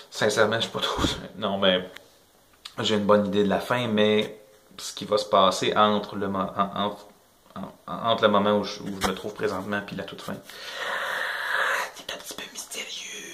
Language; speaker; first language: French; native; French